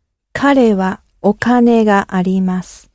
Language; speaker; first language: Japanese; non-native, learner; English